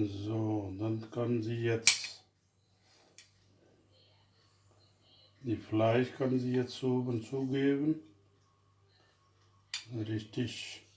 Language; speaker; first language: German; non-native, fluent; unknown